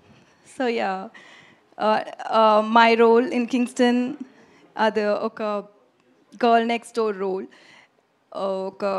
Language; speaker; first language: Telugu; non-native, learner; Tamil